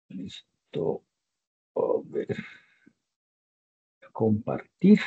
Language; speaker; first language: Spanish; native; Spanish